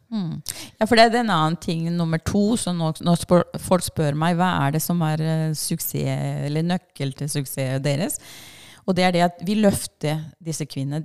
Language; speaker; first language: Norwegian; non-native, fluent; Spanish